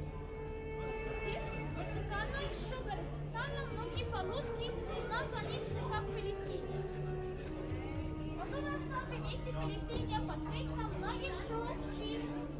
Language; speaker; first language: Russian; non-native, learner; Arabic